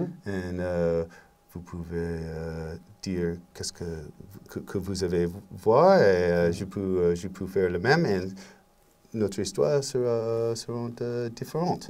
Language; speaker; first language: French; non-native, learner; English